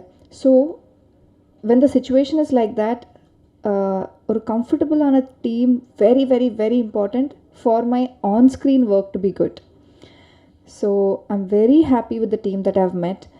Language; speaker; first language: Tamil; non-native, learner; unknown